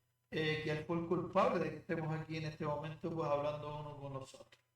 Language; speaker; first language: Spanish; native; Spanish